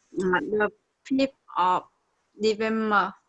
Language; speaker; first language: English; non-native, learner; Vietnamese